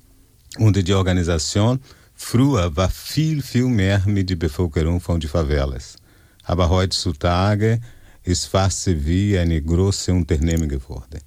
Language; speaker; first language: German; non-native, fluent; Portuguese